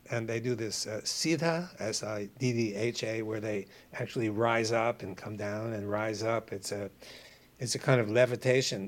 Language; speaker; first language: English; native; English